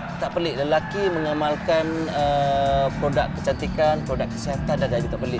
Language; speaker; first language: Malay; native; Malay